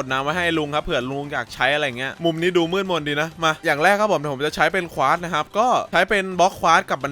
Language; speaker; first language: Thai; native; Thai